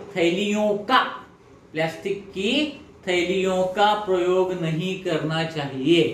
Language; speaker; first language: Hindi; non-native, local second language; Marathi